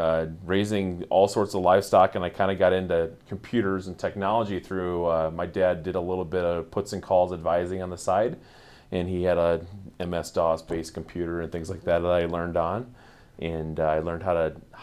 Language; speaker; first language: English; native; English